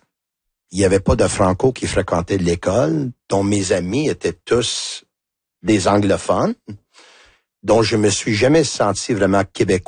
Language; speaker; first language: French; non-native, local second language; Italian